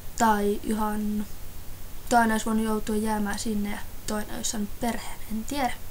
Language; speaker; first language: Finnish; early bilingual, other home language; Russian